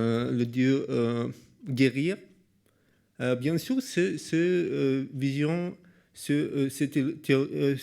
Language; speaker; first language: French; non-native, learner; Russian